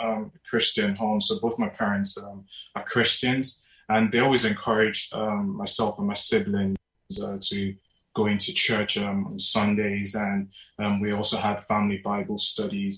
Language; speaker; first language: English; non-native, local second language; Yoruba